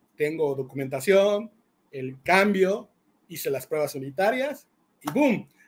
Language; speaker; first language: Spanish; native; Spanish